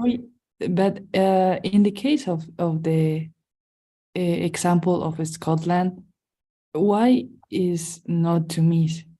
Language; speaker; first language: English; non-native, learner; Spanish